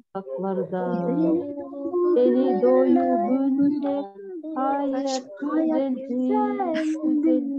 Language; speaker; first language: Turkish; non-native, learner; Kyrgyz